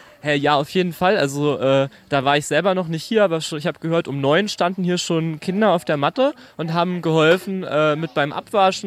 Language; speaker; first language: German; native; German